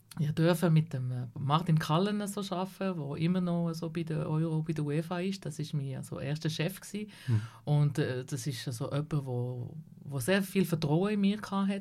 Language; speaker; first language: German; non-native, local second language; French